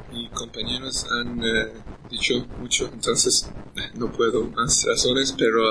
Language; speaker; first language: Spanish; non-native, learner; English